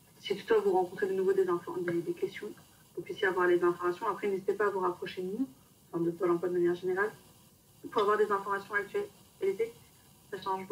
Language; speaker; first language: French; native; French